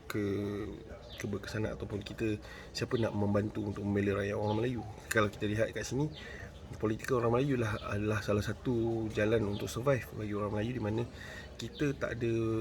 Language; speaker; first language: Malay; native; Malay